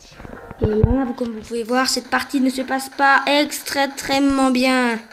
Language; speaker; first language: French; native; French